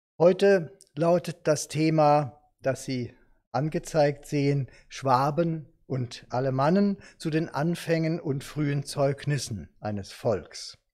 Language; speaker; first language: German; native; German